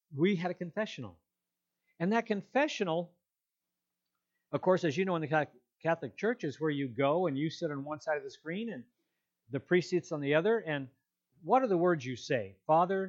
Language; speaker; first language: English; native; English